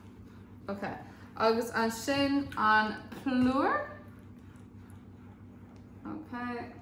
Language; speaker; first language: Irish; non-native, local second language; English